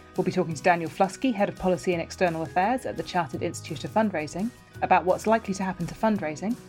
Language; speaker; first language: English; native; English